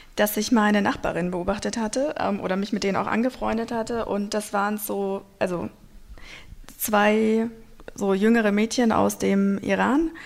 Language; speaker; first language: German; non-native, local second language; Russian